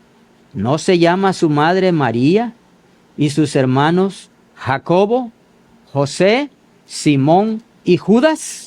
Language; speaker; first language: Spanish; native; Spanish